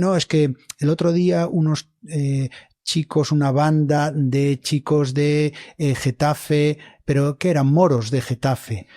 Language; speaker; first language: Spanish; native; Spanish